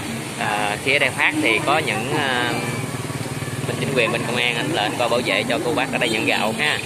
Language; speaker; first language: Vietnamese; native; Vietnamese